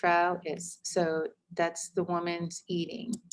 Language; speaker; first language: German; non-native, learner; English